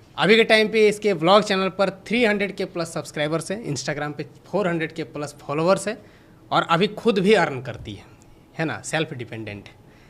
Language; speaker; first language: Hindi; native; Hindi